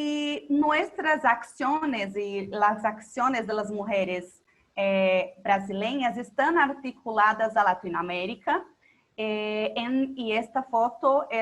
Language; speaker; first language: Spanish; non-native, local second language; Portuguese